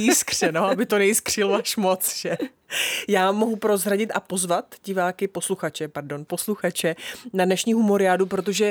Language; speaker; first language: Czech; native; Czech